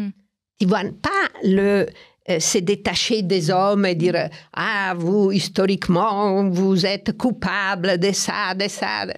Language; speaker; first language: French; non-native, fluent; Italian